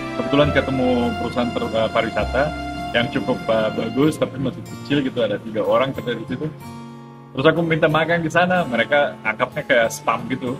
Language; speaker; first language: Indonesian; non-native, fluent; German